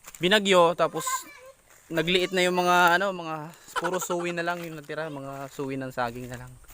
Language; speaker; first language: Filipino; native; Filipino